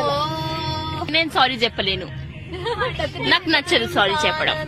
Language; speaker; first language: Telugu; non-native, local second language; Hindi